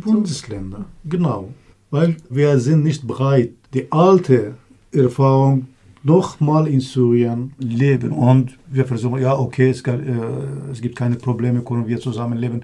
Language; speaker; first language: German; non-native, learner; Kurdish